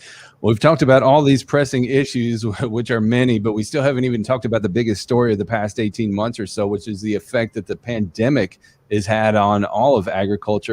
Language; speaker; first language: English; native; English